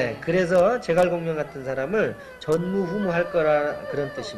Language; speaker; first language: Korean; native; Korean